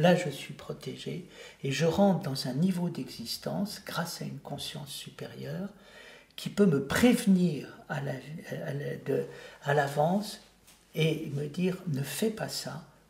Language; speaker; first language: French; native; French